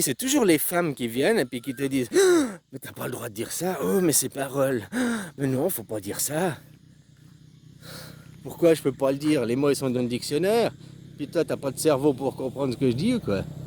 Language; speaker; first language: French; native; French